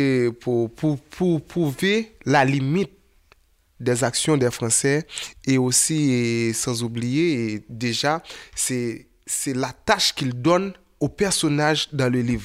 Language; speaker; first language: French; non-native, local second language; Haitian Creole